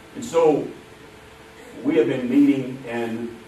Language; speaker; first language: English; native; English